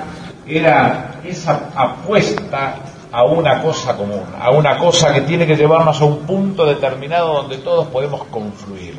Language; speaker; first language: Spanish; native; Spanish